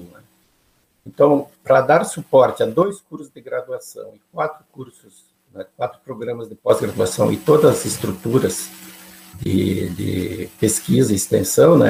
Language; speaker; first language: Portuguese; native; Portuguese